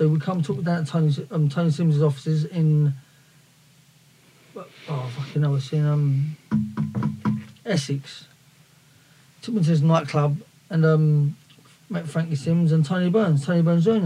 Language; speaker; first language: English; native; English